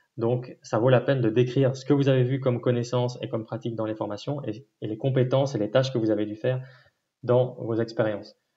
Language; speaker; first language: French; native; French